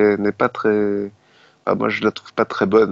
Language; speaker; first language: French; native; French